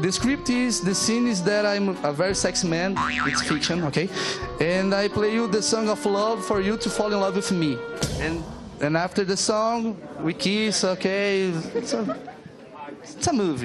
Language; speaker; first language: English; non-native, learner; Portuguese